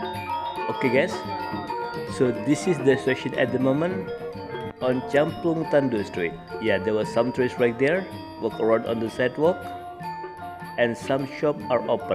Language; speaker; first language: English; non-native, learner; Indonesian